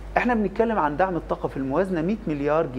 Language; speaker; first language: Arabic; native; Arabic